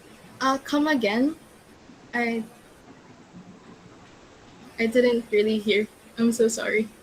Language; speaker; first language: English; non-native, local second language; Filipino